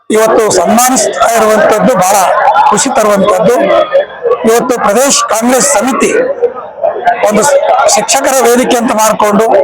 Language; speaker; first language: Kannada; native; Kannada